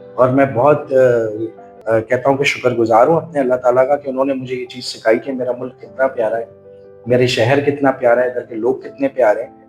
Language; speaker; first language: Urdu; native; Urdu